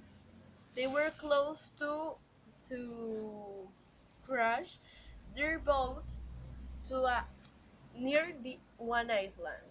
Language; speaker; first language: English; non-native, learner; Spanish